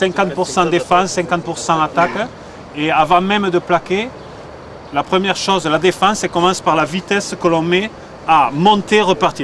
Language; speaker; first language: French; native; French